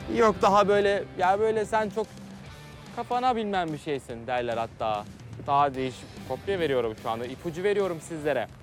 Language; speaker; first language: Turkish; native; Turkish